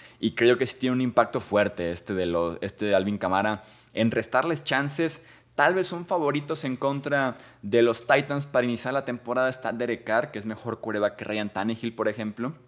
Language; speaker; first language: Spanish; native; Spanish